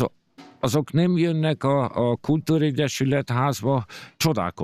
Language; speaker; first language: Hungarian; early bilingual, heritage; Hungarian